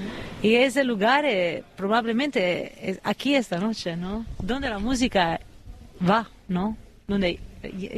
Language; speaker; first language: Spanish; non-native, fluent; Italian